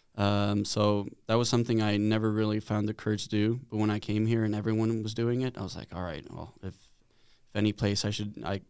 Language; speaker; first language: English; non-native, fluent; Swedish